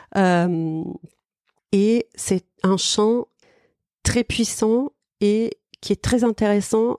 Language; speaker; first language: French; non-native, fluent; Italian